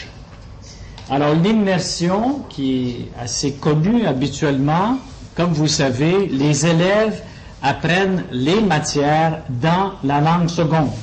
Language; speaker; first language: French; native; French